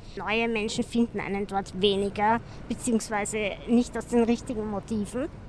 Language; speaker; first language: German; native; German